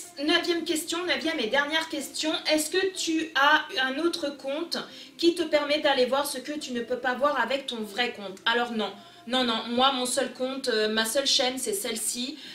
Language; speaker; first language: French; early bilingual, other home language; Portuguese